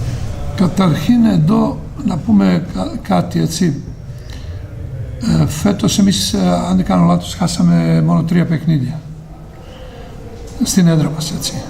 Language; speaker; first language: Greek; non-native, fluent; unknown